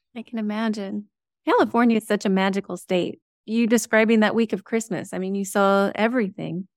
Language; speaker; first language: English; native; English